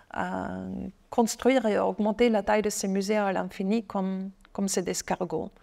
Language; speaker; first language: French; non-native, fluent; German